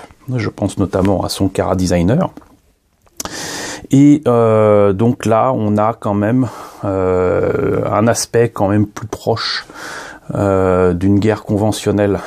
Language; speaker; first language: French; native; French